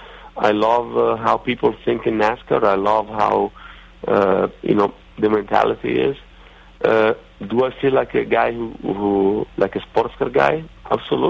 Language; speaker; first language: English; non-native, fluent; Italian